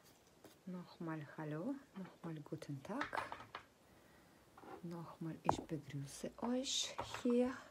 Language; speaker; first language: German; non-native, fluent; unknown